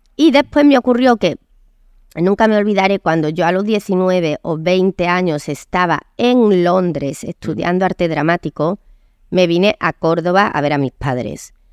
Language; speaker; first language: Spanish; native; Spanish